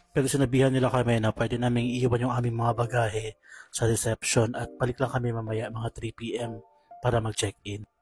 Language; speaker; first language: Filipino; native; Filipino